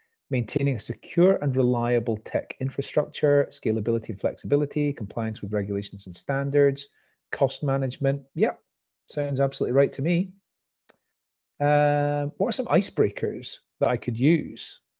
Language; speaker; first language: English; native; English